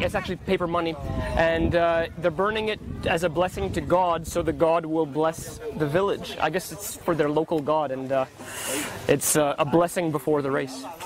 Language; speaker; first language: English; native; English